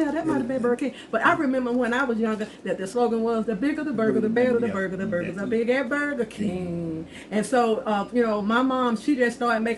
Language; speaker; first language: English; native; English